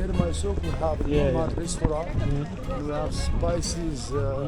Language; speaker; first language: English; non-native, learner; Arabic